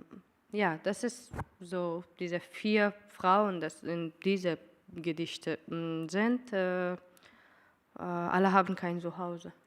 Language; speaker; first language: German; non-native, learner; Persian